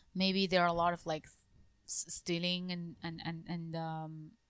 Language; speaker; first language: English; non-native, fluent; Chinese